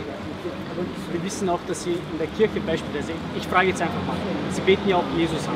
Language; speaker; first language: German; early bilingual, other home language; Bosnian